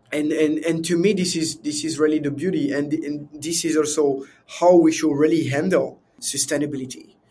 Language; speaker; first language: English; non-native, fluent; French